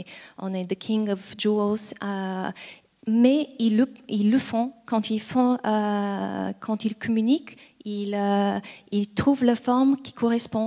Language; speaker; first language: French; non-native, fluent; Bulgarian